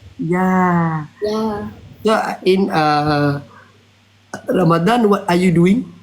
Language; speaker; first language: English; non-native, learner; Malay